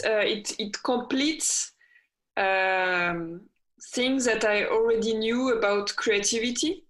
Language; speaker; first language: English; non-native, fluent; French